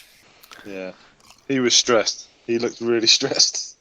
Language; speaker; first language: English; native; English